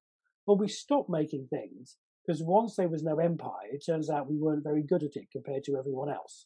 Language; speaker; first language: English; native; English